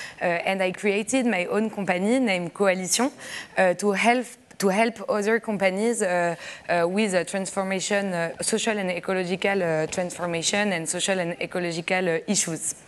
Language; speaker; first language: English; non-native, fluent; French